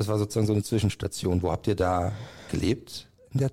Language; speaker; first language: German; native; German